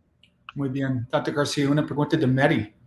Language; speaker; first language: Spanish; non-native, learner; English